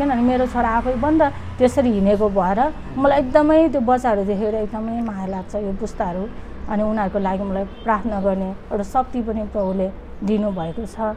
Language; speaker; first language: Nepali; native; Nepali